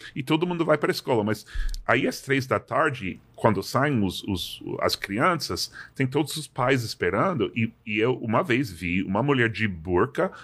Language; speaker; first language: Portuguese; non-native, fluent; English